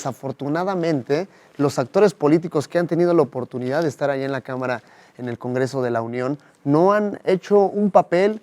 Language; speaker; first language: Spanish; native; Spanish